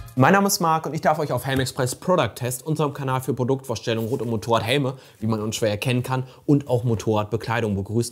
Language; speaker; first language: German; native; German